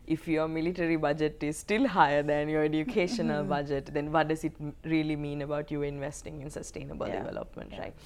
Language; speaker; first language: English; non-native, local second language; Sinhala